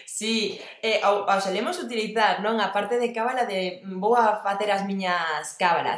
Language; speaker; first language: Galician; non-native, local second language; Spanish